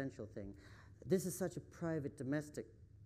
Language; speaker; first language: English; native; English